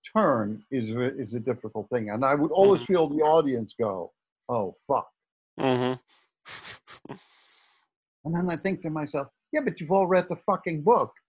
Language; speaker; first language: English; non-native, fluent; Dutch